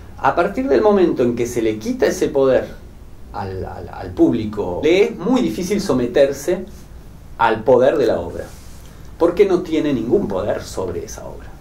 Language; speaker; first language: Spanish; native; Spanish